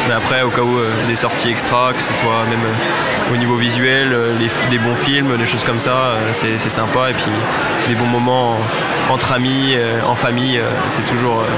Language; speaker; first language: French; native; French